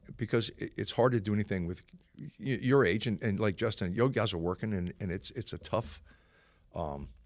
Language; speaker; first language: English; native; English